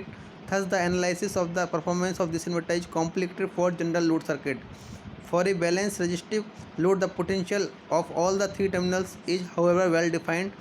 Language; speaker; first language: English; non-native, local second language; Hindi